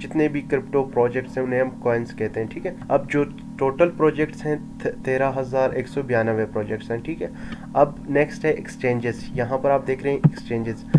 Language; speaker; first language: Urdu; non-native, local second language; Baluchi